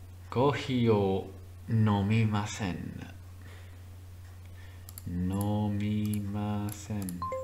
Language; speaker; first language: Japanese; non-native, learner; Italian